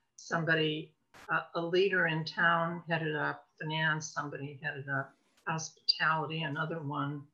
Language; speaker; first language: English; native; English